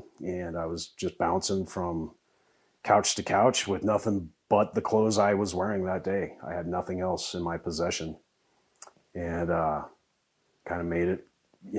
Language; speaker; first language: English; native; English